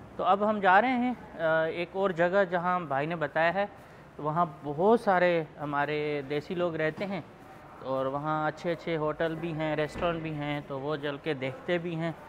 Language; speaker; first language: Urdu; non-native, local second language; Sindhi